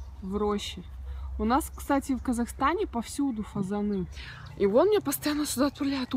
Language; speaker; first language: Russian; native; Russian